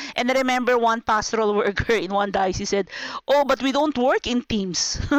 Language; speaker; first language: English; non-native, local second language; Filipino